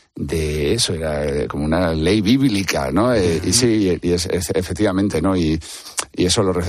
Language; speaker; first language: Spanish; native; Spanish